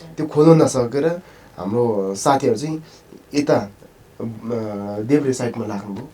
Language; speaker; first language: Nepali; non-native, local second language; Sherpa